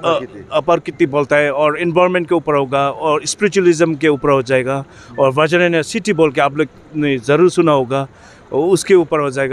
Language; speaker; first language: Hindi; non-native, learner; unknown